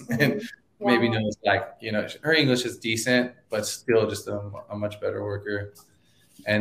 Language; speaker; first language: English; native; English